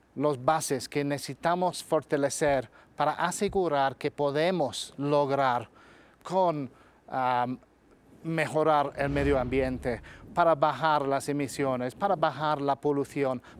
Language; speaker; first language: Spanish; non-native, fluent; English